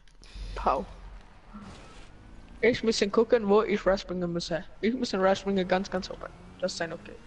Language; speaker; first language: German; non-native, learner; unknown